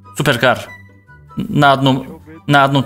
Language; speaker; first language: Russian; non-native, local second language; Uzbek